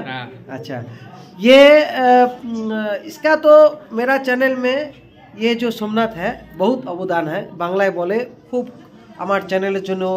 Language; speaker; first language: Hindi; non-native, local second language; Bangla